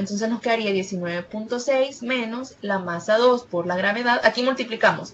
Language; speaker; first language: Spanish; native; Spanish